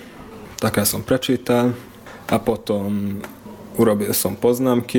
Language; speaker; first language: Slovak; non-native, learner; Hungarian